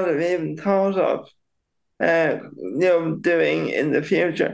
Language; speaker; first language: English; native; English